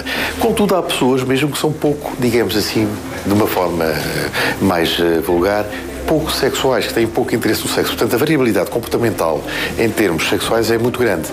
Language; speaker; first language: Portuguese; native; Portuguese